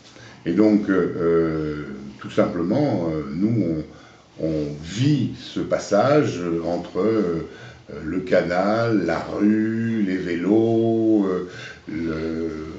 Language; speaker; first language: French; native; French